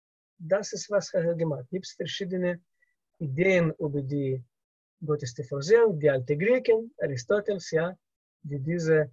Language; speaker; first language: German; non-native, learner; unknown